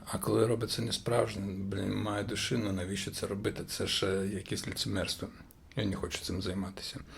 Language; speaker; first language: Ukrainian; non-native, local second language; Russian